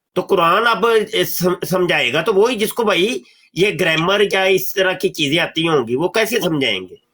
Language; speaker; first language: Urdu; non-native, local second language; Punjabi